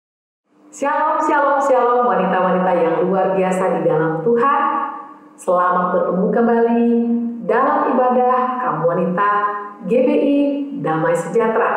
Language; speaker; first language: Indonesian; native; Indonesian